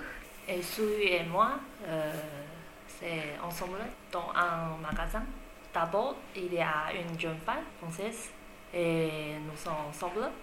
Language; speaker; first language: French; non-native, learner; Chinese